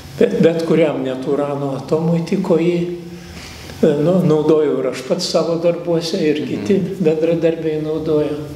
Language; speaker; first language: Lithuanian; native; Lithuanian